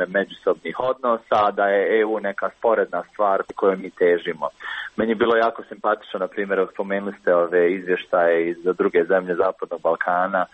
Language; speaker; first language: Croatian; native; Croatian